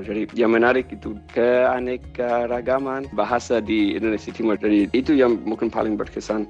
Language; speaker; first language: Indonesian; non-native, fluent; English